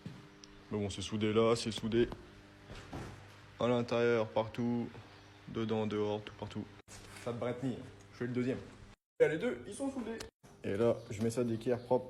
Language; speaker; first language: French; native; French